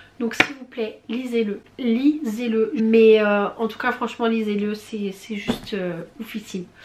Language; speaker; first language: French; early bilingual, other home language; Portuguese